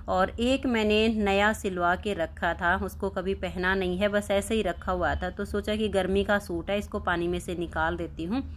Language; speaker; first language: Hindi; native; Hindi